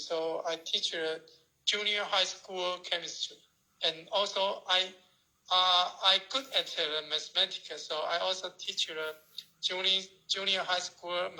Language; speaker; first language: English; non-native, learner; Chinese